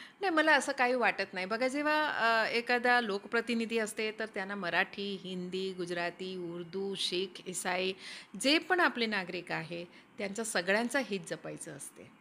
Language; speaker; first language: Marathi; non-native, local second language; Hindi